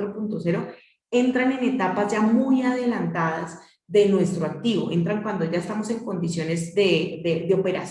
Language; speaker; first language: Spanish; native; Spanish